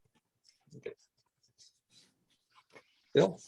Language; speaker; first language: English; native; English